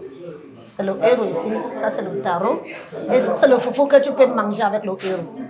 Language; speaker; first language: French; non-native, learner; English